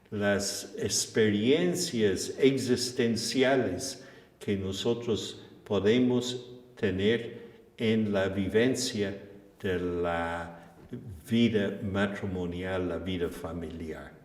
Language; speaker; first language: Spanish; non-native, fluent; English